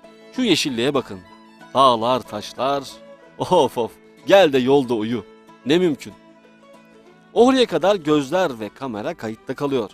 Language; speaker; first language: Turkish; native; Turkish